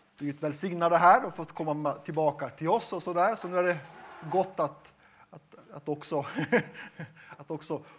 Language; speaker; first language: Swedish; non-native, local second language; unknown